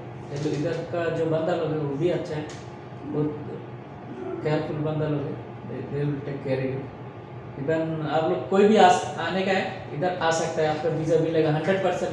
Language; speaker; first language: Hindi; non-native, learner; Bangla